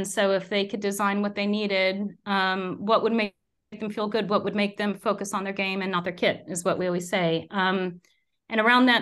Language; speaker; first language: English; native; English